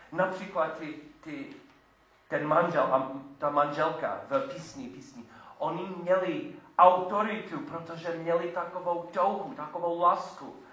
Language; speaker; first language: Czech; non-native, fluent; English